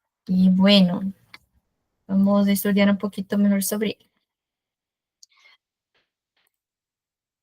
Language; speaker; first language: Spanish; non-native, fluent; Portuguese